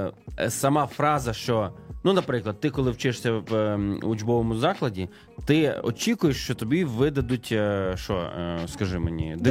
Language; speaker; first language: Ukrainian; native; Ukrainian